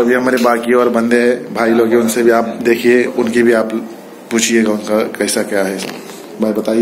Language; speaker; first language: Hindi; native; Hindi